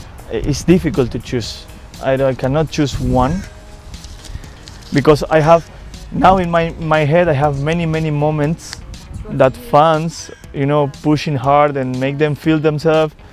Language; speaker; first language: English; non-native, fluent; Spanish